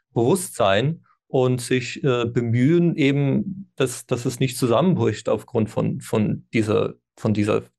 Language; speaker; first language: German; non-native, fluent; English